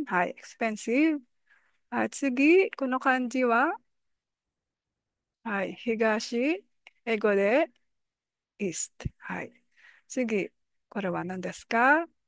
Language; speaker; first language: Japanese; non-native, fluent; Filipino